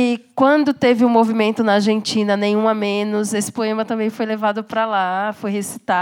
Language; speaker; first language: Portuguese; native; Portuguese